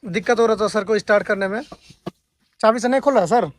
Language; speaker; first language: Hindi; non-native, local second language; Bangla